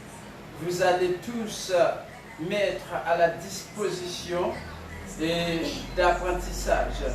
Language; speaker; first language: French; non-native, local second language; Haitian Creole